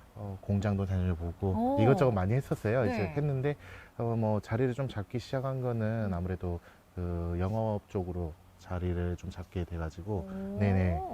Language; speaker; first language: Korean; native; Korean